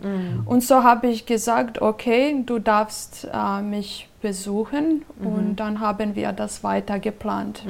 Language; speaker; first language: German; non-native, fluent; Serbian